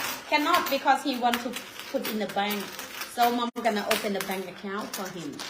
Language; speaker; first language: English; non-native, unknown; Thai